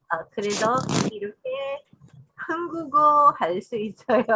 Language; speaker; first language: Korean; non-native, learner; English